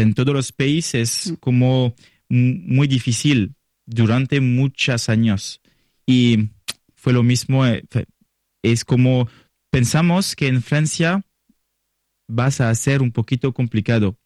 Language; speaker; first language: Spanish; non-native, learner; French